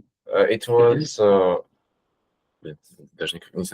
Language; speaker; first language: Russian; native; Russian